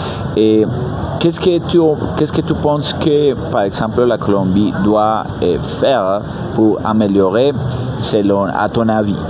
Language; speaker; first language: French; non-native, fluent; Spanish